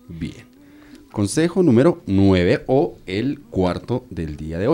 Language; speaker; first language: Spanish; native; Spanish